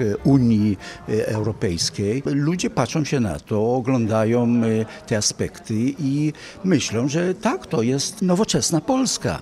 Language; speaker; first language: Polish; early bilingual, heritage; Polish